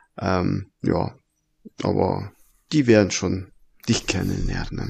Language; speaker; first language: German; early bilingual, other home language; Russian